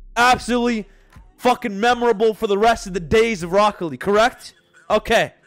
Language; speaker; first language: English; native; English